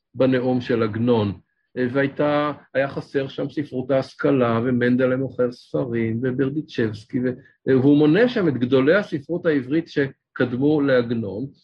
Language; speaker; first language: Hebrew; native; Hebrew